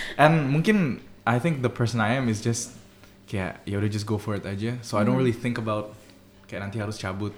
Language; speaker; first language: English; early bilingual, other home language; Indonesian